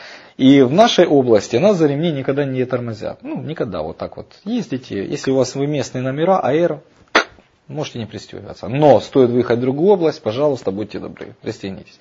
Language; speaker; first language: Russian; native; Russian